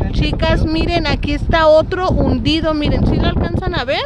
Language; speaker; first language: Spanish; native; Spanish